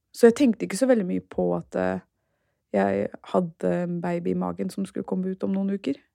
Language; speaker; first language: Norwegian; early bilingual, other home language; Turkish